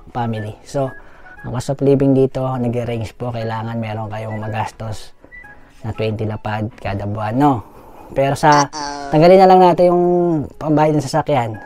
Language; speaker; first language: Filipino; native; Filipino